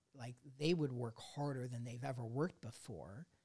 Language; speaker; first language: English; native; English